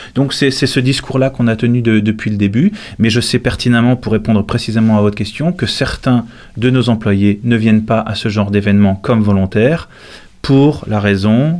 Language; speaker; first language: French; native; French